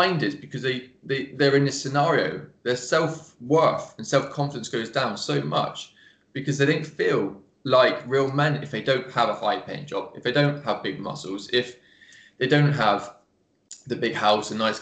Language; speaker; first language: English; native; English